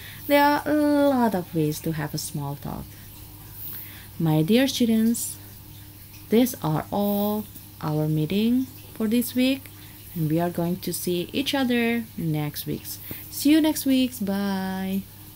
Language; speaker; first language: English; non-native, fluent; Indonesian